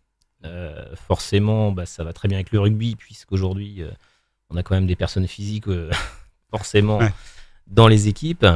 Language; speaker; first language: French; native; French